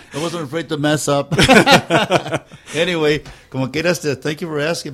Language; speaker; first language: English; early bilingual, other home language; Spanish